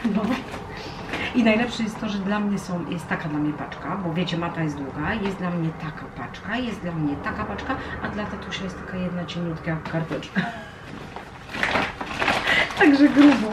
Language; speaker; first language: Polish; native; Polish